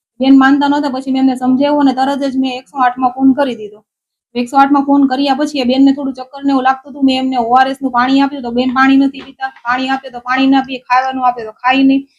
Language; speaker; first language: Gujarati; native; Gujarati